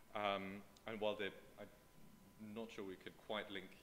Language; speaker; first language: English; non-native, fluent; German